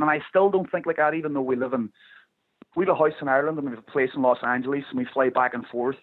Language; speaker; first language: English; native; English